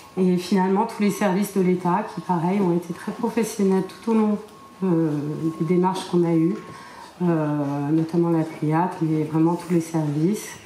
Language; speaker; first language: French; native; French